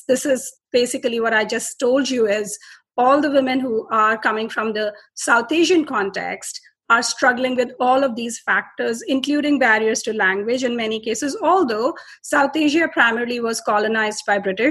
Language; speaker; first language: English; non-native, local second language; Hindi